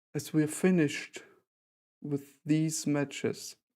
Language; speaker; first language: English; non-native, fluent; German